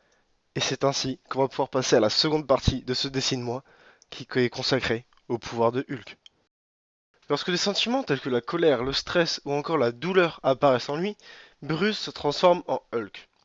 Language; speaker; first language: French; native; French